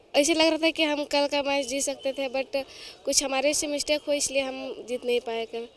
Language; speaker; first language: Hindi; native; Hindi